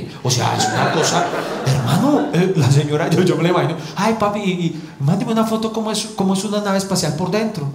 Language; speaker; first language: Spanish; native; Spanish